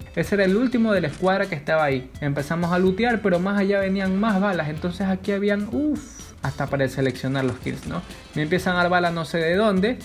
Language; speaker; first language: Spanish; native; Spanish